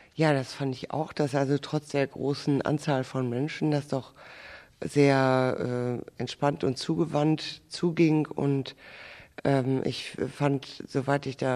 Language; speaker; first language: German; native; German